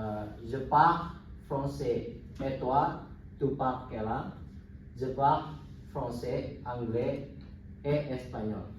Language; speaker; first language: French; non-native, learner; Indonesian